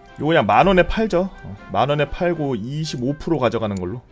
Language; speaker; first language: Korean; native; Korean